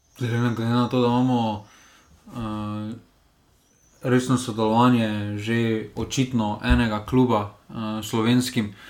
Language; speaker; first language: Slovenian; native; Slovenian